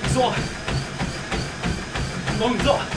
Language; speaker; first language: Chinese; non-native, learner; Russian